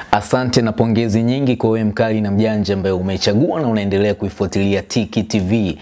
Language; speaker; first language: Swahili; native; Swahili